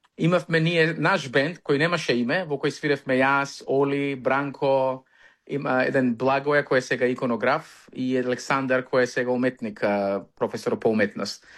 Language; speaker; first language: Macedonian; native; Macedonian